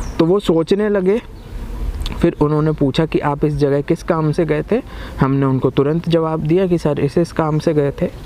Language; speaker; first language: Hindi; native; Hindi